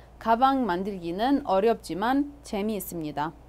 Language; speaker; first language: Korean; non-native, fluent; Arabic